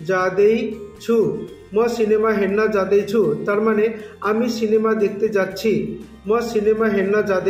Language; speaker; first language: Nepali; non-native, learner; Bangla